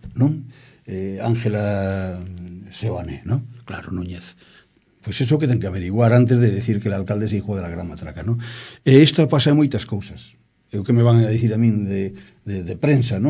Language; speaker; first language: Spanish; non-native, local second language; Galician